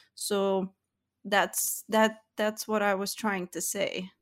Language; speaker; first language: English; non-native, fluent; Lithuanian